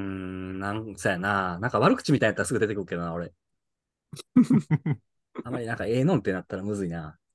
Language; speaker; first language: Japanese; native; Japanese